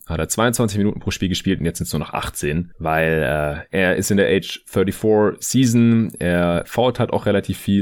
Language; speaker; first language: German; native; German